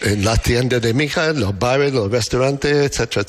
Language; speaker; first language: Spanish; non-native, fluent; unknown